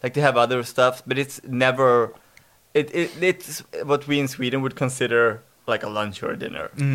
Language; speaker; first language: English; non-native, fluent; Swedish